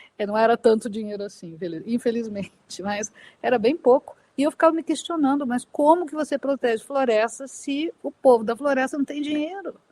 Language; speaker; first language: Portuguese; native; Portuguese